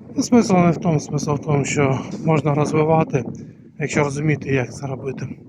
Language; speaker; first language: Ukrainian; non-native, local second language; Russian